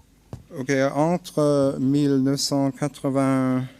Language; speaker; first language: French; non-native, learner; English